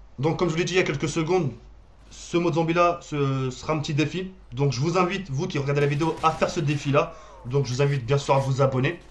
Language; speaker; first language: French; early bilingual, other home language; Arabic